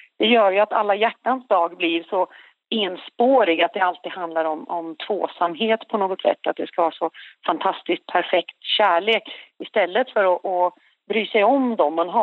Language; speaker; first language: Swedish; native; Swedish